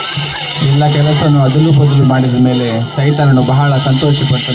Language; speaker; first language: Kannada; native; Kannada